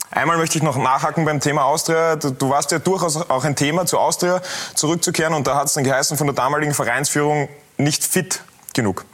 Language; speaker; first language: German; native; German